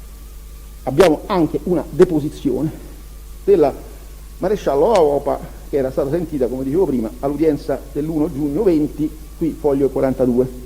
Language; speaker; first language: Italian; native; Italian